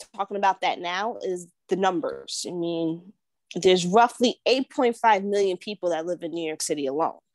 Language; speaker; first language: English; native; English